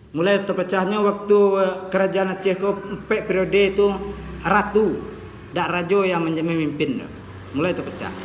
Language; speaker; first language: Malay; non-native, local second language; Minangkabau